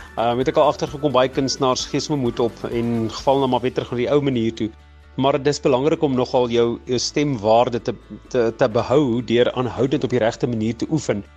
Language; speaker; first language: Afrikaans; native; Afrikaans